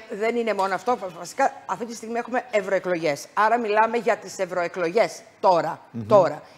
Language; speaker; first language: Greek; native; Greek